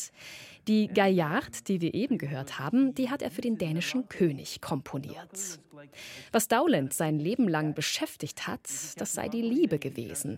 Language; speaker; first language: German; native; German